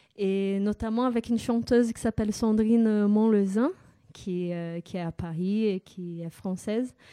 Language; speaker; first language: French; non-native, fluent; Portuguese